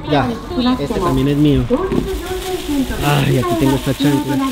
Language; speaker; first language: Spanish; native; Spanish